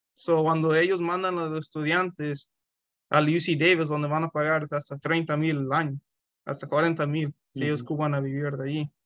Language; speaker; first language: Spanish; early bilingual, heritage; Spanish